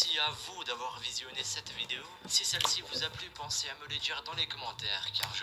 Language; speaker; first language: French; native; French